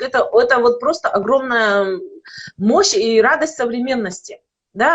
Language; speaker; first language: Russian; native; Russian